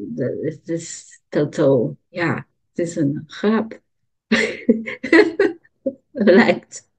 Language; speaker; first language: Dutch; non-native, learner; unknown